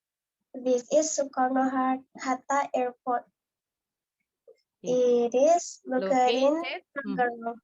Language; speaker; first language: English; non-native, learner; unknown